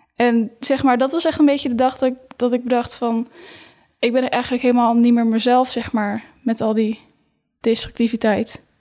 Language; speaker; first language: Dutch; native; Dutch